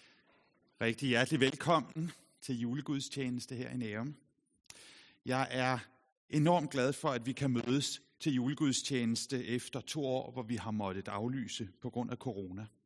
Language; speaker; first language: Danish; native; Danish